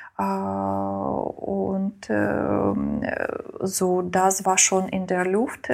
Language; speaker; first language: German; non-native, learner; Ukrainian